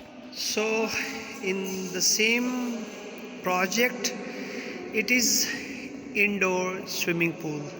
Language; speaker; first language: English; non-native, local second language; Urdu